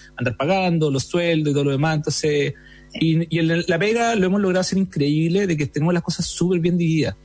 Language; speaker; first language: Spanish; native; Spanish